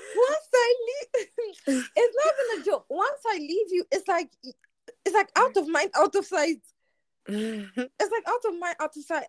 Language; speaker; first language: English; non-native, local second language; Akan